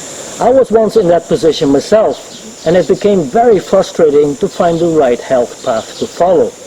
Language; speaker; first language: English; non-native, fluent; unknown